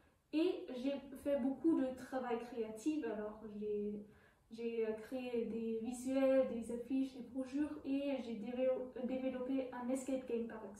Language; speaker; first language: French; non-native, fluent; German